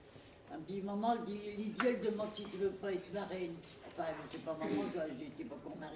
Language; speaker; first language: French; native; French